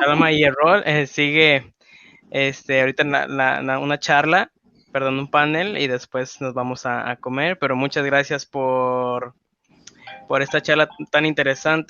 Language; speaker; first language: Spanish; native; Spanish